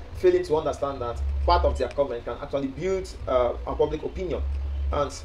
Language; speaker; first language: English; non-native, local second language; French